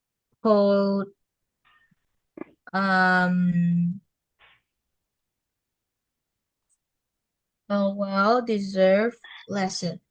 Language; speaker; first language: English; non-native, learner; Vietnamese